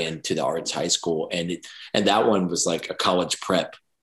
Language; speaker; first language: English; native; English